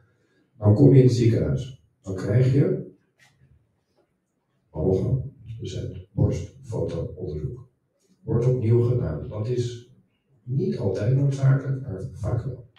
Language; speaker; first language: Dutch; native; Dutch